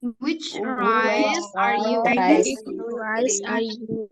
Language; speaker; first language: English; non-native, learner; Indonesian